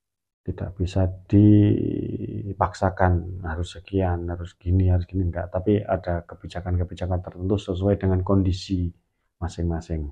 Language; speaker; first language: Indonesian; native; Indonesian